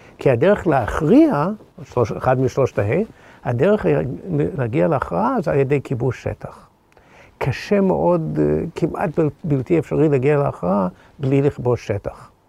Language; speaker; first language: Hebrew; non-native, fluent; English